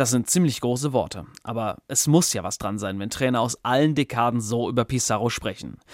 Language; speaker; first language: German; native; German